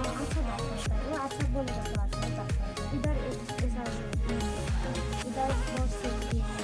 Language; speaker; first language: Hindi; non-native, learner; Nepali